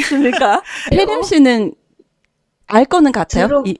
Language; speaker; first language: Korean; native; Korean